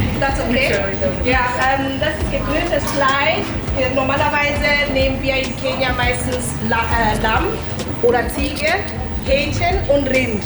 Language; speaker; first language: German; non-native, fluent; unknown